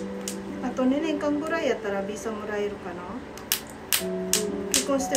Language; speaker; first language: Japanese; non-native, fluent; Filipino